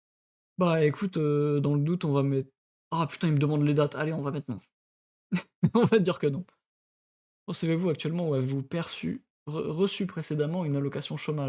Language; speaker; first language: French; native; French